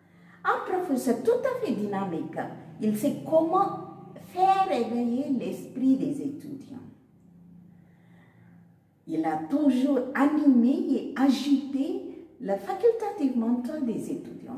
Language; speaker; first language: French; non-native, fluent; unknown